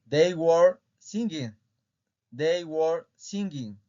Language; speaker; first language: English; non-native, fluent; Spanish